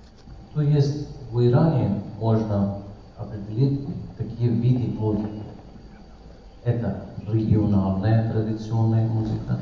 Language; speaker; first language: Russian; non-native, learner; Persian